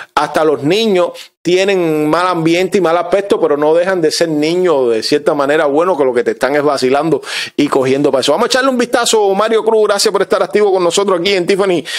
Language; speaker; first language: Spanish; native; Spanish